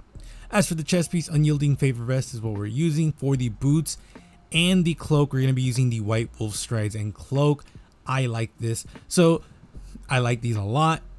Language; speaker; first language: English; native; English